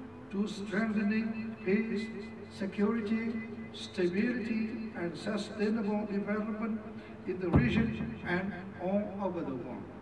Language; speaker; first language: English; non-native, fluent; Vietnamese